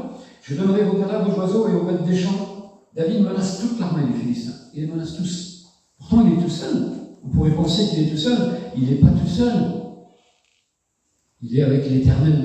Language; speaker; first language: French; native; French